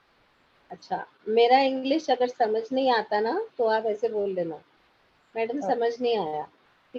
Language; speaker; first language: Hindi; native; Hindi